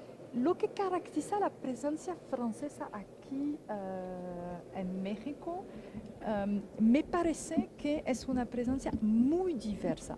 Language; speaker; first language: Spanish; non-native, fluent; French